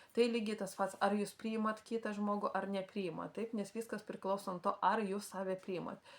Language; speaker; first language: Lithuanian; non-native, local second language; Russian